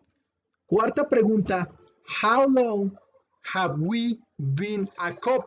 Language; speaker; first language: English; non-native, fluent; Spanish